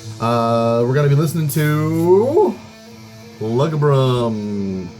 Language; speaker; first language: English; native; English